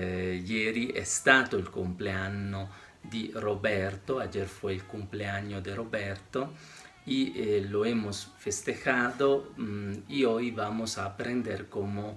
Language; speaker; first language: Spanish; non-native, fluent; Italian